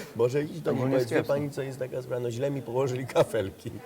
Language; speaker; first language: Polish; native; Polish